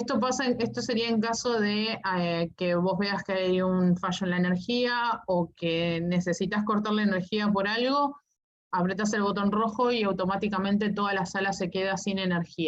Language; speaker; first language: Spanish; native; Spanish